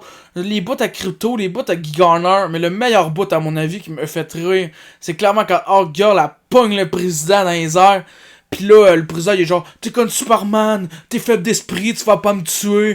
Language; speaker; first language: French; native; French